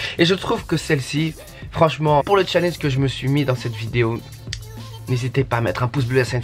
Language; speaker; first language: French; native; French